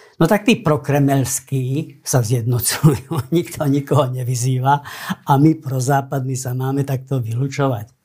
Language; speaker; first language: Slovak; native; Slovak